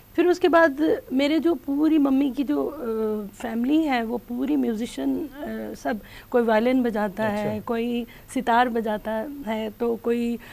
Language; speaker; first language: Hindi; native; Hindi